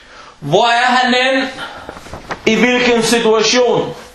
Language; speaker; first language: Danish; non-native, fluent; Arabic